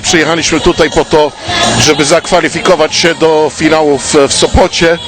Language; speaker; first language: Polish; non-native, fluent; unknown